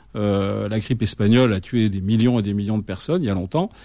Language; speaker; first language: French; native; French